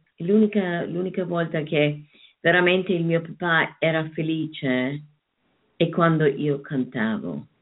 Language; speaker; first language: Italian; non-native, fluent; German